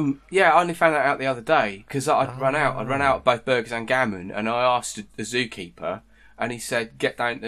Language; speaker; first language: English; native; English